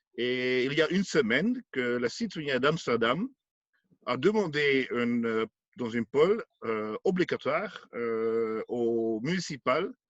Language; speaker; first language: French; non-native, learner; Dutch